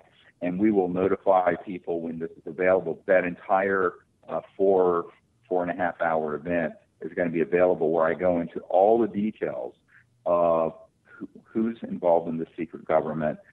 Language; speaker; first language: English; native; English